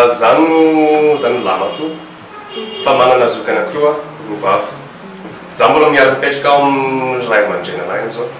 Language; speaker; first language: Malagasy; non-native, fluent; English